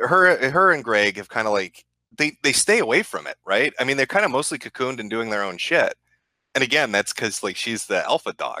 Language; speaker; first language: English; native; English